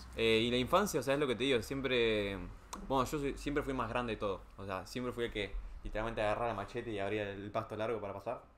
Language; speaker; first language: Spanish; native; Spanish